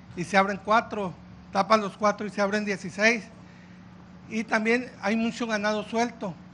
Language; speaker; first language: Spanish; native; Spanish